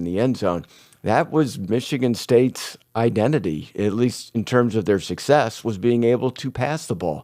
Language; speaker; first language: English; native; English